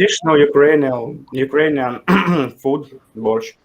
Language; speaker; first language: English; non-native, learner; Ukrainian